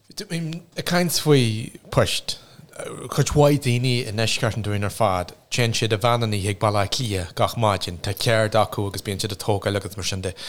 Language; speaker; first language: Irish; non-native, local second language; English